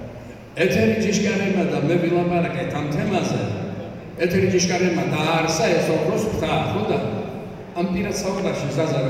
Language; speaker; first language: Georgian; native; Georgian